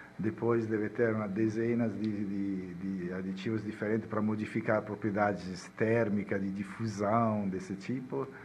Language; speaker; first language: Portuguese; non-native, fluent; Italian